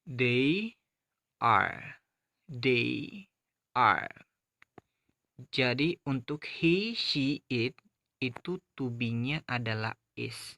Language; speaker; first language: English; non-native, fluent; Indonesian